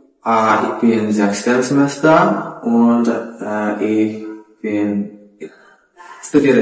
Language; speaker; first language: German; non-native, learner; Indonesian